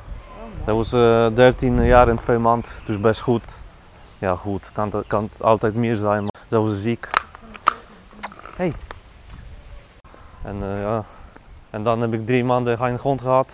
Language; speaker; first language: Dutch; non-native, learner; Polish